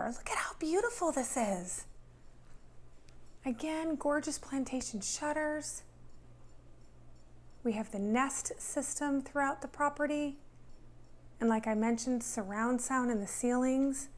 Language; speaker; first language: English; native; English